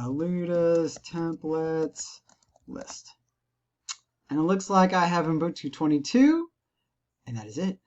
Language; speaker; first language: English; native; English